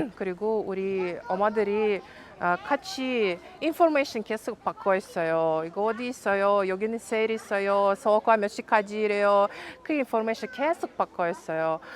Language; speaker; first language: Korean; non-native, learner; Russian